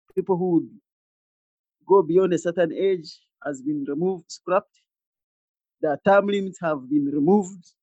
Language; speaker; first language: English; non-native, local second language; Ganda